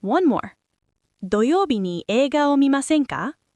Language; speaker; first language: Japanese; non-native, learner; English